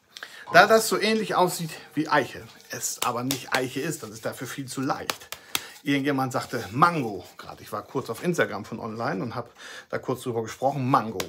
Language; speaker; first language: German; native; German